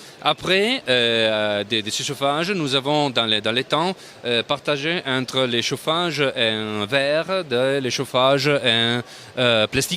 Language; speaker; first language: French; non-native, learner; Italian